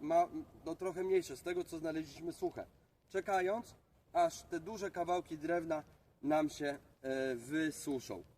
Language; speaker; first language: Polish; native; Polish